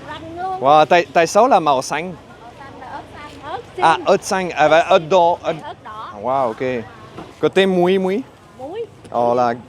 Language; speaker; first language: Vietnamese; non-native, learner; French